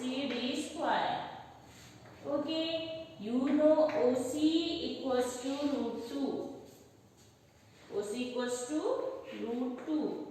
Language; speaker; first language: English; non-native, local second language; Hindi